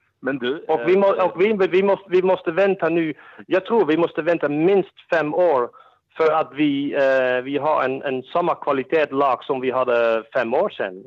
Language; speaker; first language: Swedish; non-native, fluent; Dutch